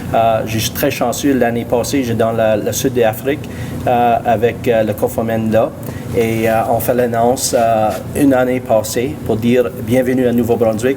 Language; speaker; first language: French; non-native, local second language; English